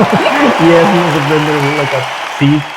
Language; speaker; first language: English; non-native, learner; Spanish